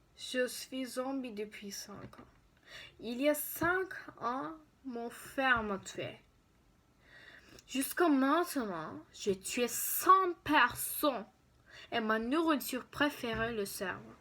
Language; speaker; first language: French; non-native, learner; Turkish